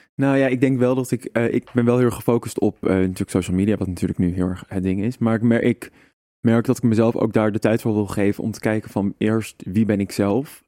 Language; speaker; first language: Dutch; native; Dutch